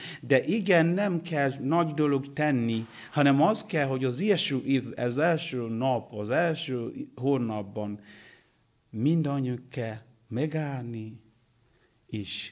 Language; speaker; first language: Hungarian; non-native, learner; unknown